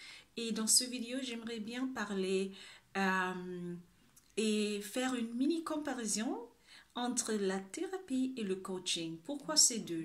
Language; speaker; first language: French; non-native, fluent; Spanish